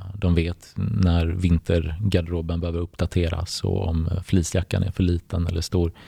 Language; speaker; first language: Swedish; early bilingual, other home language; Bosnian